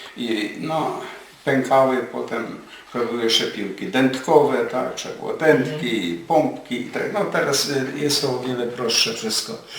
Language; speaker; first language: Polish; native; Polish